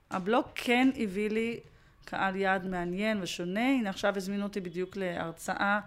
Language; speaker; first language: Hebrew; early bilingual, other home language; Russian